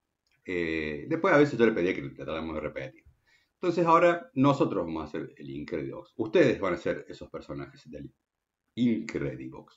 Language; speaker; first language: Spanish; native; Spanish